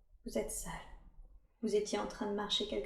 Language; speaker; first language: French; native; French